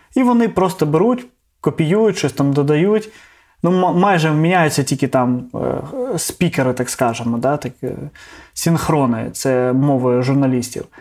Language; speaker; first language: Ukrainian; non-native, local second language; Russian